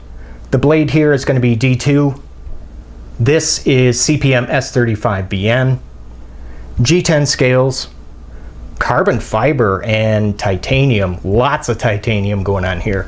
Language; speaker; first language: English; native; English